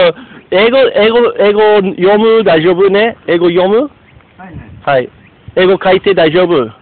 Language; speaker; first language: Japanese; non-native, learner; English